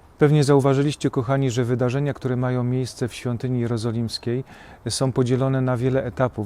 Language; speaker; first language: Polish; native; Polish